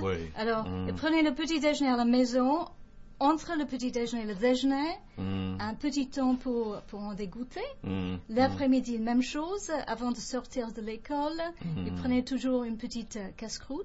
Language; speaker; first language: French; non-native, fluent; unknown